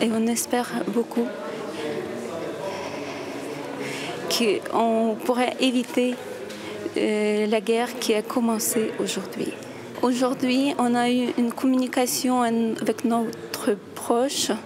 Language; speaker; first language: French; non-native, fluent; Ukrainian